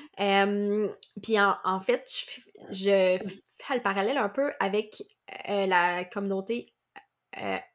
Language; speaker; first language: French; native; French